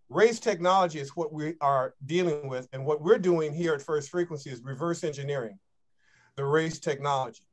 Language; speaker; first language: English; native; English